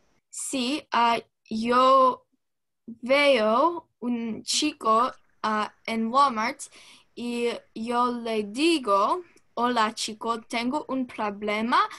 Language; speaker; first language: Spanish; non-native, learner; English